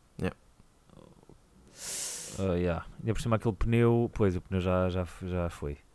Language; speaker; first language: Portuguese; native; Portuguese